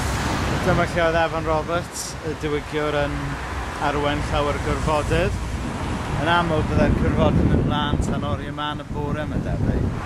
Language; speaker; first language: Welsh; native; Welsh